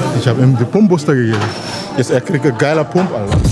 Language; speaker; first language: German; non-native, learner; Wolof